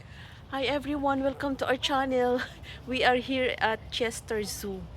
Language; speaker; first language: English; non-native, local second language; Filipino